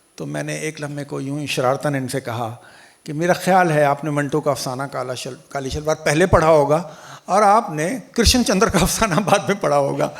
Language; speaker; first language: Urdu; native; Urdu